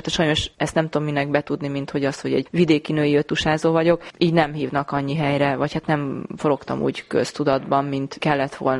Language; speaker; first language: Hungarian; native; Hungarian